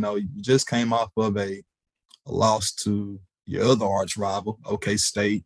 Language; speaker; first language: English; native; English